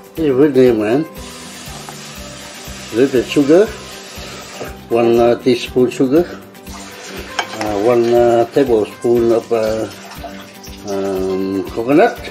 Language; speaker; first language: English; non-native, learner; Vietnamese